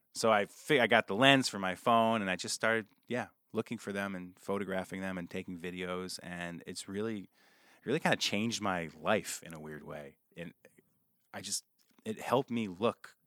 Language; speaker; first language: English; native; English